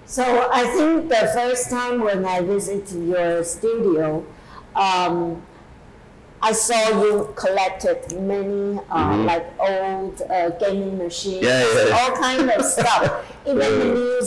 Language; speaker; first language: English; non-native, fluent; Chinese